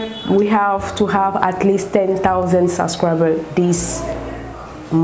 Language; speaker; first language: English; non-native, local second language; French